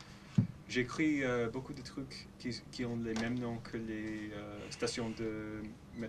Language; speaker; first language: French; non-native, local second language; English